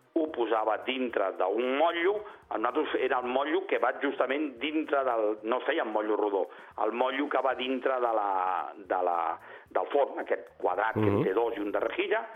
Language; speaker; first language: Catalan; native; Catalan